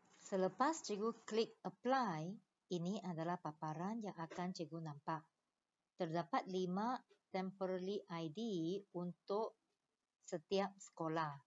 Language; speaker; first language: Malay; non-native, local second language; Chinese